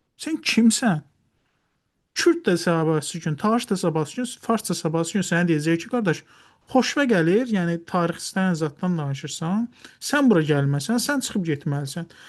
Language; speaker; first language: Azerbaijani; non-native, local second language; Talysh